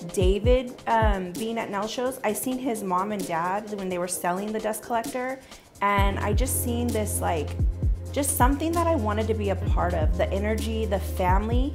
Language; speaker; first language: English; native; English